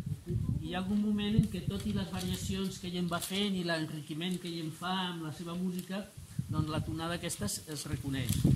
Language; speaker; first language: Catalan; native; Catalan